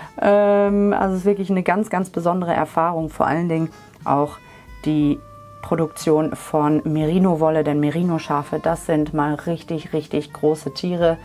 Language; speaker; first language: German; native; German